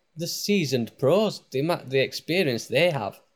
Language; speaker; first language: English; native; English